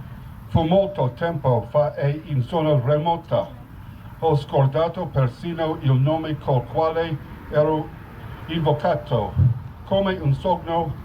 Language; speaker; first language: Italian; non-native, learner; English